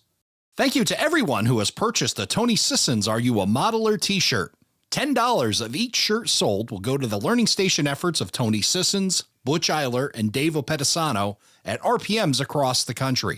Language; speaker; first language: English; native; English